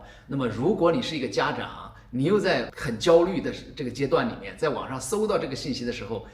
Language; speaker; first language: Chinese; native; Chinese